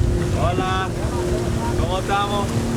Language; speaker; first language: Spanish; non-native, learner; English